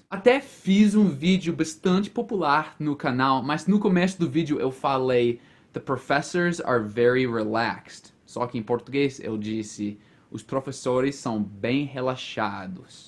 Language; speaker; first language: Portuguese; non-native, fluent; English